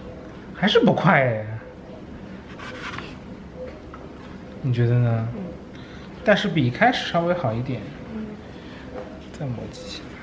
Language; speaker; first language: Chinese; native; Chinese